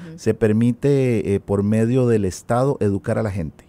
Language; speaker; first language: Spanish; native; Spanish